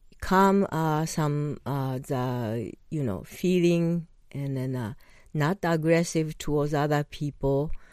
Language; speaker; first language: English; non-native, learner; Japanese